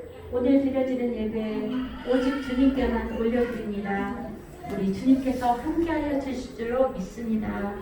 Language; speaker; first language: Korean; native; Korean